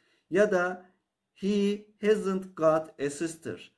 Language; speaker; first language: English; non-native, fluent; Turkish